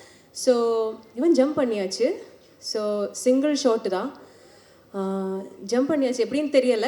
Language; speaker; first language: Tamil; non-native, learner; Malayalam